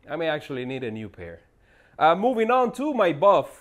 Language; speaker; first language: English; native; English